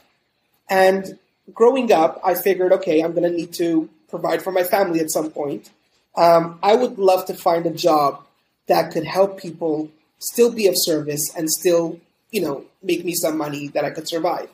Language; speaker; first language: English; native; English